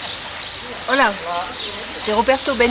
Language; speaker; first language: French; native; French